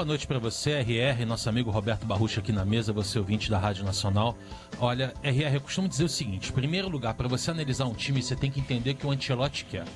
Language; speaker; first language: Portuguese; native; Portuguese